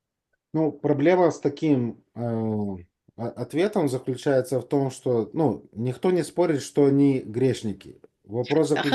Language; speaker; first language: Russian; native; Russian